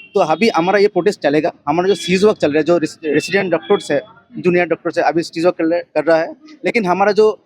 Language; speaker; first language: Hindi; non-native, local second language; Bangla